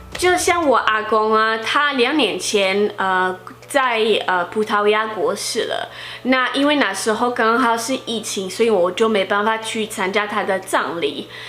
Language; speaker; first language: Chinese; non-native, fluent; Portuguese